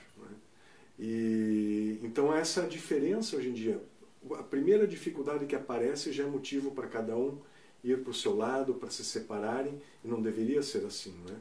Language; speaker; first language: Portuguese; native; Portuguese